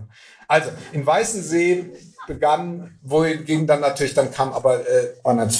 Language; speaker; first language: German; native; German